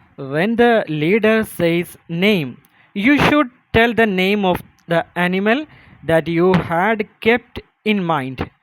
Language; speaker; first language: English; non-native, local second language; Malayalam